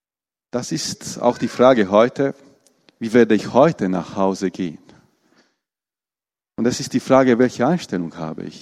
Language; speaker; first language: German; non-native, fluent; Romanian